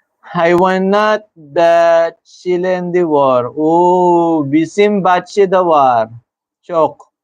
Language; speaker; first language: Turkish; non-native, learner; Filipino